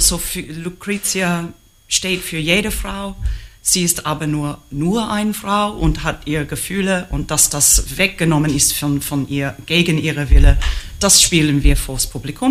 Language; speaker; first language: German; non-native, fluent; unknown